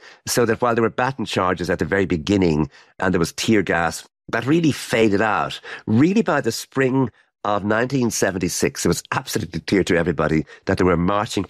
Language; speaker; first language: English; native; English